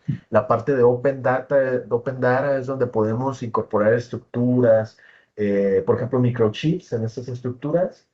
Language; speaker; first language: Spanish; native; Spanish